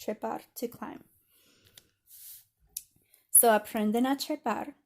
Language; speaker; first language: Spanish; non-native, fluent; English